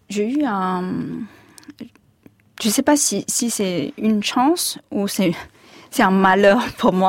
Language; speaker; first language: French; non-native, fluent; Chinese